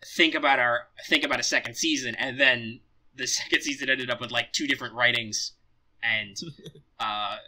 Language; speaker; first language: English; native; English